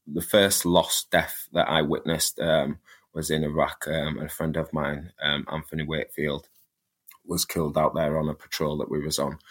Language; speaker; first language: English; native; English